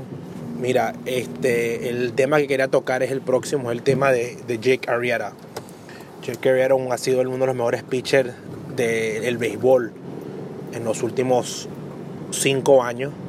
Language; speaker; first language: Spanish; early bilingual, heritage; Spanish